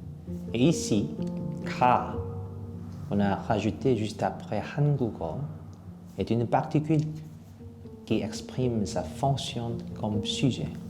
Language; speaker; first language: French; non-native, fluent; Korean